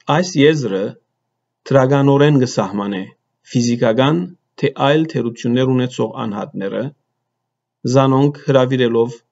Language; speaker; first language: Armenian; early bilingual, heritage; Armenian